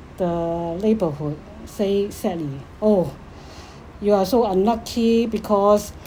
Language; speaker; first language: English; non-native, learner; Chinese